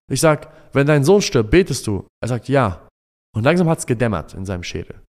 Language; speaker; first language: German; early bilingual, other home language; Arabic